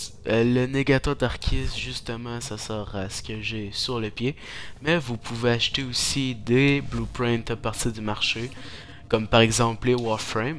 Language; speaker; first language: French; native; French